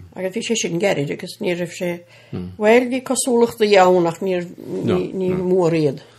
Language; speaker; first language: Irish; native; Irish